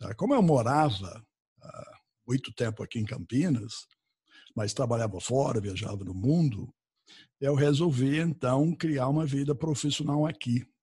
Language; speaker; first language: Portuguese; non-native, fluent; English